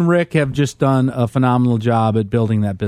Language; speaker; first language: English; native; English